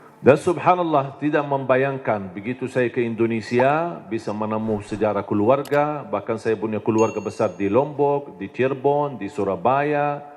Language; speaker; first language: Indonesian; non-native, fluent; Arabic